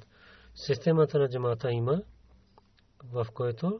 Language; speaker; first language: Bulgarian; non-native, learner; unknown